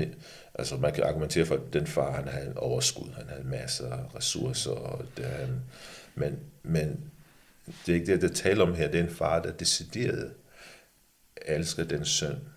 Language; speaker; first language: Danish; early bilingual, other home language; English